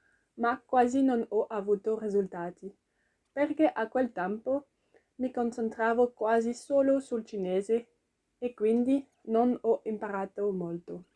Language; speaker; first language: Italian; non-native, learner; French